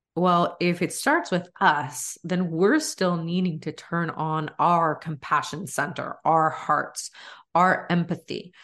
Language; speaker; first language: English; native; English